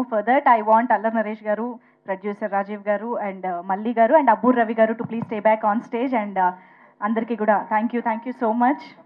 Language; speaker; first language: Telugu; native; Telugu